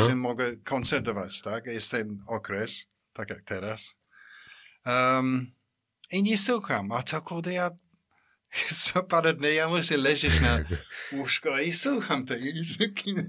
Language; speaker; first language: Polish; non-native, fluent; English